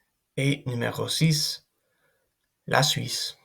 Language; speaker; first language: French; non-native, fluent; English